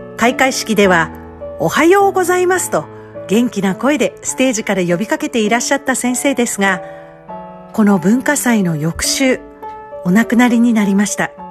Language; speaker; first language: Japanese; native; Japanese